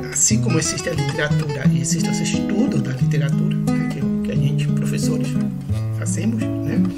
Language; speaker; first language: Portuguese; non-native, fluent; Spanish